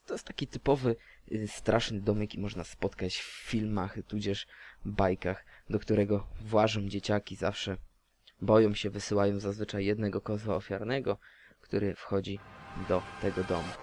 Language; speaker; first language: Polish; native; Polish